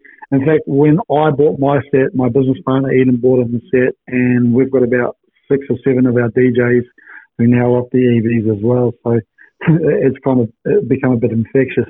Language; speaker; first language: English; native; English